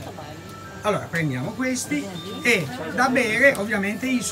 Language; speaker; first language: Italian; native; Italian